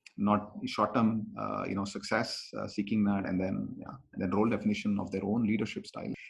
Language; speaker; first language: English; non-native, local second language; Kannada